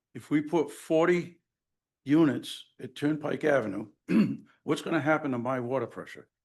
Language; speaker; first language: English; native; English